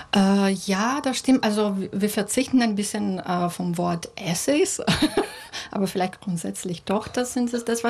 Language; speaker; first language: German; non-native, fluent; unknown